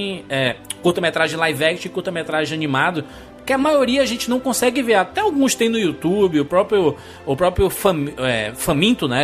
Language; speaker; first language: Portuguese; native; Portuguese